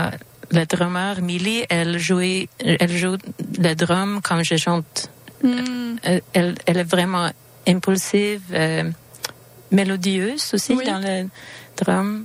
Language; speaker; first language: French; non-native, learner; Swedish